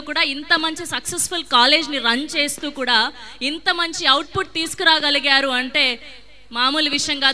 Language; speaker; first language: Telugu; native; Telugu